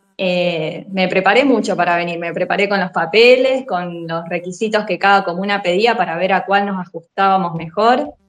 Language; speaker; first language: Spanish; native; Spanish